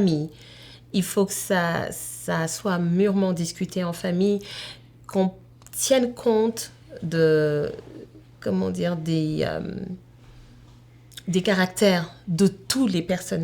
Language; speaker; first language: French; native; French